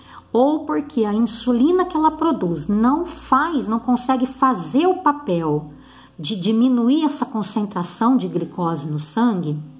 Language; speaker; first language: Portuguese; native; Portuguese